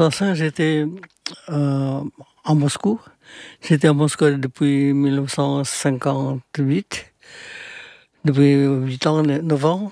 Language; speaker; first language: French; non-native, fluent; Indonesian